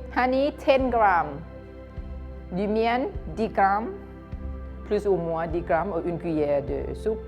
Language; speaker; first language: French; non-native, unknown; Thai